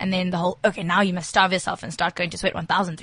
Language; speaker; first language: English; native; English